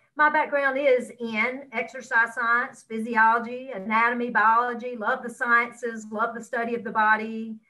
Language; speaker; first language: English; native; English